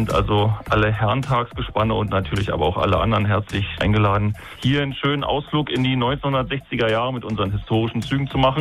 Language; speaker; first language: German; native; German